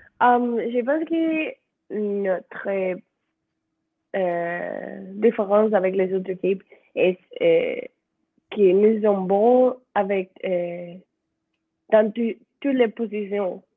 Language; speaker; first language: French; non-native, learner; Spanish